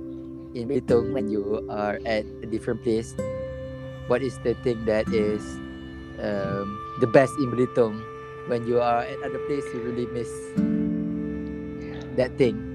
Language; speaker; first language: English; non-native, local second language; Malay